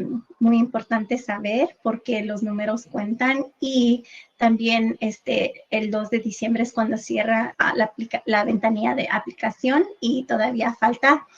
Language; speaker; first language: Spanish; early bilingual, heritage; English